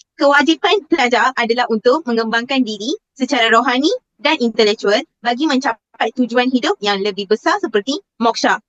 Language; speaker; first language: Malay; non-native, local second language; Tamil